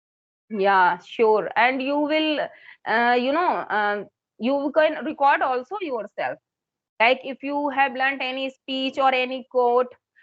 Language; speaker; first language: English; non-native, local second language; Hindi